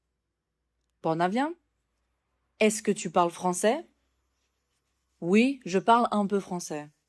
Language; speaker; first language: French; non-native, fluent; Serbian